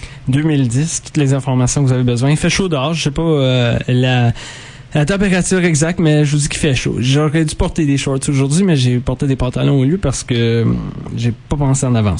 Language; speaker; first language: French; native; French